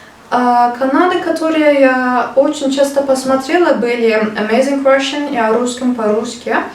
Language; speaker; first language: Russian; non-native, learner; Turkish